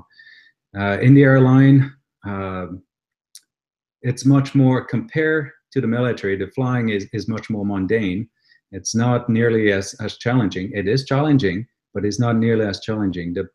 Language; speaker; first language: English; native; English